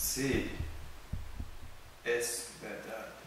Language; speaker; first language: Spanish; non-native, learner; English